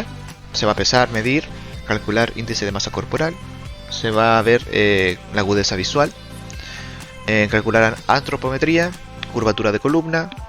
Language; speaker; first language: Spanish; native; Spanish